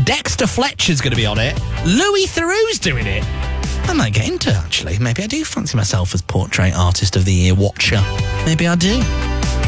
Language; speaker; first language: English; native; English